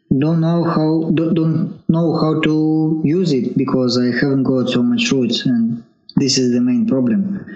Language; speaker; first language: English; non-native, learner; Russian